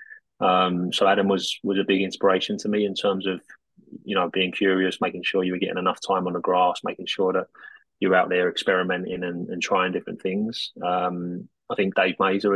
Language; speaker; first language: English; native; English